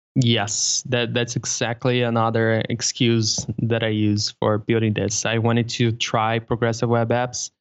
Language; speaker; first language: English; non-native, fluent; Portuguese